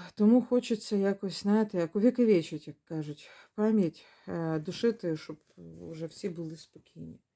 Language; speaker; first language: Ukrainian; non-native, local second language; Russian